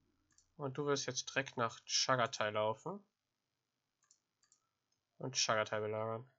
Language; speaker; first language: German; native; German